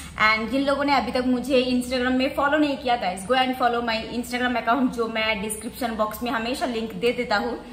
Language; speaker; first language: Hindi; non-native, local second language; Bangla